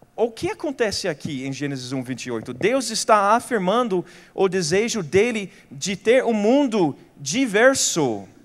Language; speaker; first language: Portuguese; non-native, fluent; English